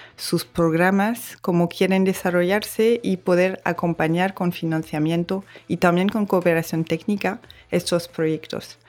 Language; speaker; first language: Spanish; non-native, fluent; French